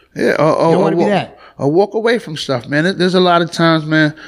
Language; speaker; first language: English; native; English